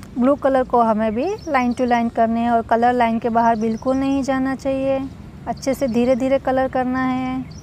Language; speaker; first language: Hindi; non-native, local second language; Gujarati